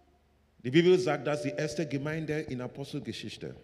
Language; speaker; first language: German; non-native, learner; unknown